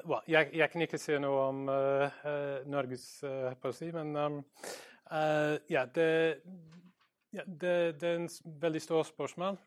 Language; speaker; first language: Norwegian; non-native, learner; English